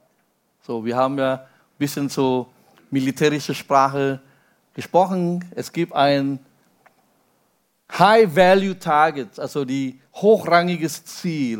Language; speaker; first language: German; non-native, fluent; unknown